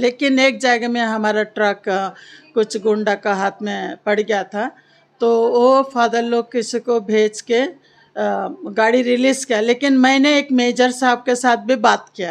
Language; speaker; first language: Hindi; non-native, local second language; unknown